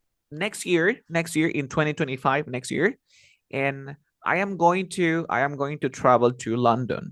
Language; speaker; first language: English; non-native, fluent; Spanish